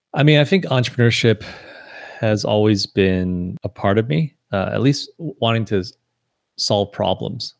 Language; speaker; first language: English; early bilingual, other home language; Chinese